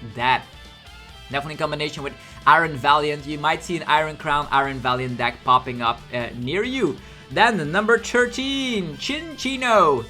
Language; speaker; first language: English; non-native, fluent; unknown